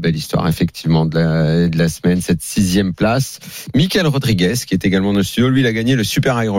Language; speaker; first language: French; native; French